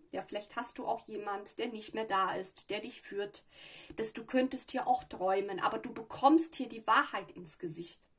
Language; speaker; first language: German; non-native, fluent; Italian